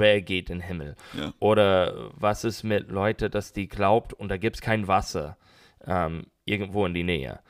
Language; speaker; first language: German; non-native, learner; English